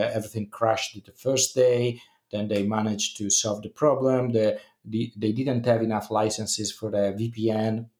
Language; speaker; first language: English; non-native, fluent; Italian